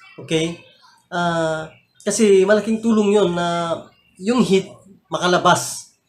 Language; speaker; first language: Filipino; native; Filipino